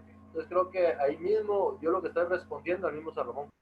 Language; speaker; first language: Spanish; native; Spanish